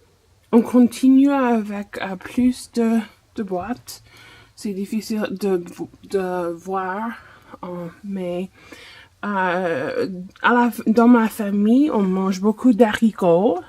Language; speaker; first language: French; non-native, fluent; English